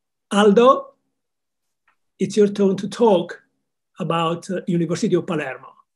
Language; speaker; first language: English; non-native, fluent; Italian